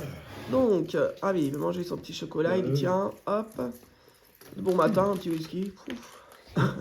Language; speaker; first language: French; native; French